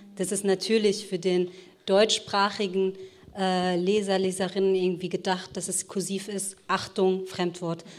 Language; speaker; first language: German; early bilingual, other home language; Kurdish